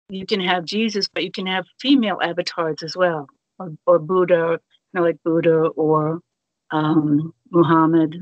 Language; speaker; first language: English; native; English